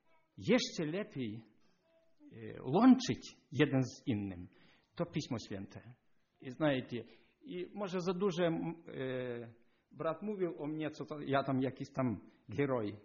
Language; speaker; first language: Polish; non-native, learner; Ukrainian